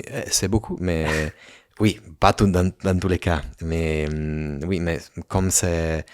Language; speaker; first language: French; non-native, fluent; Italian